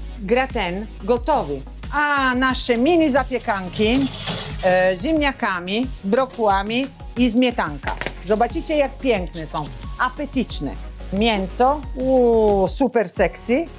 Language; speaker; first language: Polish; non-native, learner; Italian